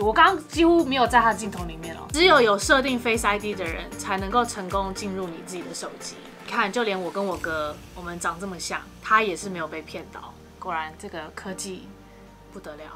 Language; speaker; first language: Chinese; native; Chinese